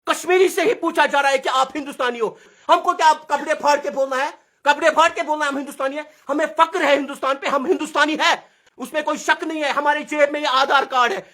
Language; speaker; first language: Urdu; non-native, local second language; Kashmiri